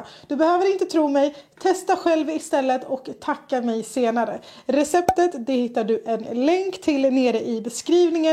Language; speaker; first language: Swedish; native; Swedish